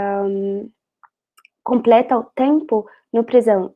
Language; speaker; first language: Portuguese; non-native, fluent; Arabic